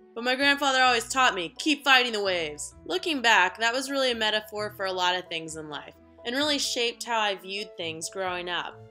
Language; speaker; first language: English; native; English